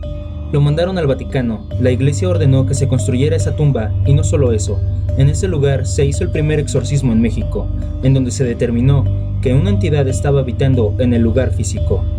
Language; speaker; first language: Spanish; native; Spanish